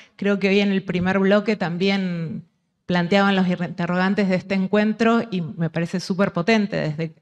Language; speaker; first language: Spanish; native; Spanish